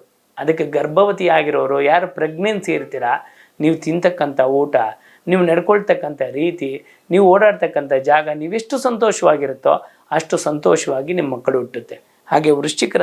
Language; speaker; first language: Kannada; native; Kannada